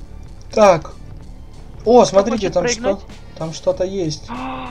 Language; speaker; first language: Russian; native; Russian